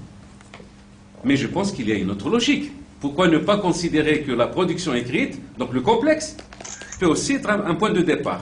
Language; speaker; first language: French; non-native, local second language; Arabic